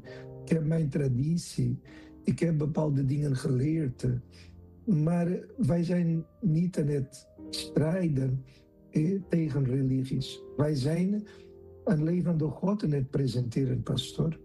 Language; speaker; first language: Dutch; non-native, fluent; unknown